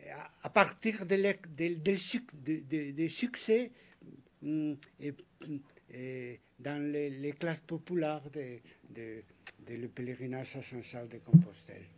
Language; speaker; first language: French; non-native, fluent; Spanish